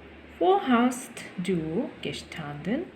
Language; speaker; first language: German; non-native, learner; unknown